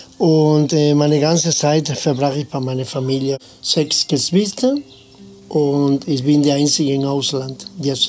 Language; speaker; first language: German; non-native, learner; Spanish